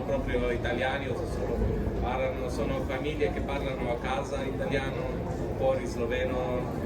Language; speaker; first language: Italian; non-native, local second language; Slovenian